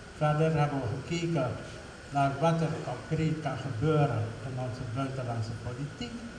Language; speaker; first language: Dutch; native; Dutch